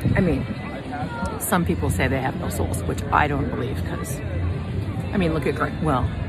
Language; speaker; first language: English; early bilingual, other home language; Norwegian